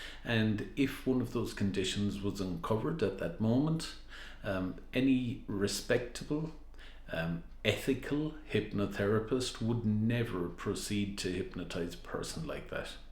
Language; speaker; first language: English; native; English